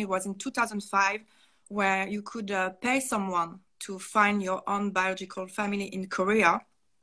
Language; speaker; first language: English; non-native, fluent; French